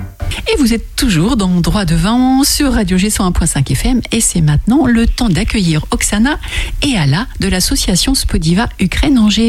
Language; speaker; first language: French; native; French